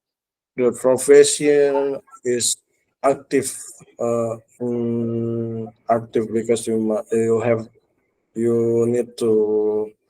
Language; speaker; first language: English; non-native, learner; Indonesian